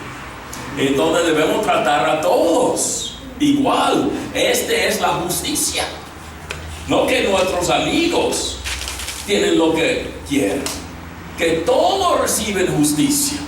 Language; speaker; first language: Spanish; non-native, fluent; English